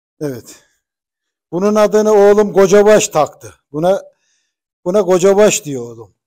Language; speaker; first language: Turkish; native; Turkish